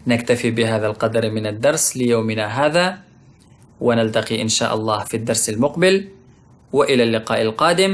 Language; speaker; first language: Arabic; non-native, fluent; Pashto